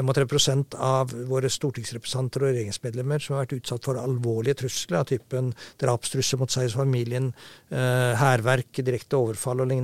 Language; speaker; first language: Norwegian; native; Norwegian